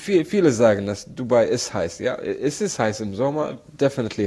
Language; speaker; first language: German; non-native, learner; Arabic